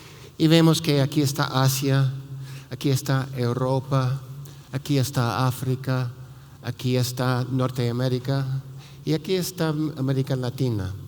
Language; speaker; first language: Spanish; non-native, fluent; English